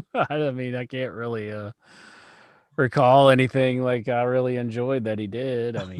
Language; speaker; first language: English; native; English